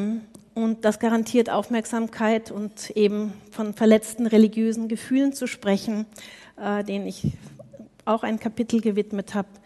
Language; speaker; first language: German; native; German